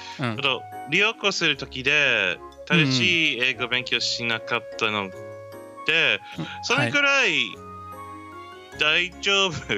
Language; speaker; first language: Japanese; non-native, learner; English